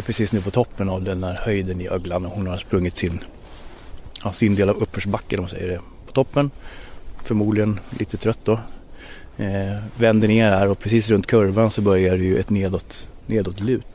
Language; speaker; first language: Swedish; native; Swedish